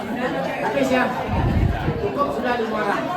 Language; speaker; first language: Indonesian; native; Indonesian